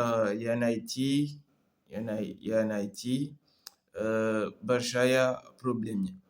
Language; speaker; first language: Russian; non-native, learner; French